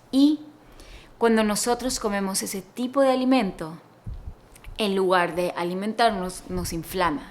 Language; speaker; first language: Spanish; native; Spanish